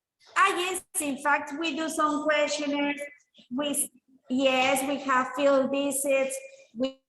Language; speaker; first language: English; non-native, fluent; Spanish